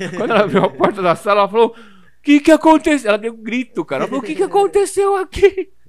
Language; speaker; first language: Portuguese; native; Portuguese